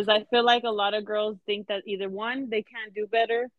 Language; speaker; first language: English; early bilingual, other home language; Spanish